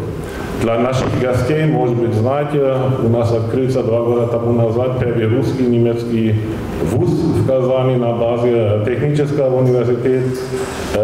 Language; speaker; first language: Russian; non-native, fluent; German